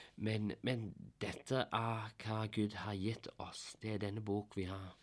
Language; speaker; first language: Norwegian; non-native, fluent; English